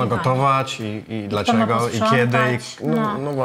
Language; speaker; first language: Polish; non-native, fluent; English